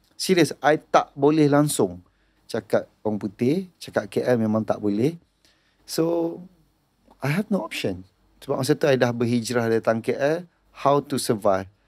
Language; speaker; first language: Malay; native; Malay